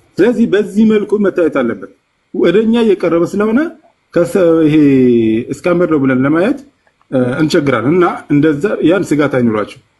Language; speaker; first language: Amharic; non-native, local second language; Afar